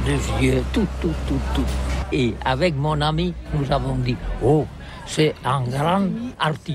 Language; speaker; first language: French; non-native, learner; Catalan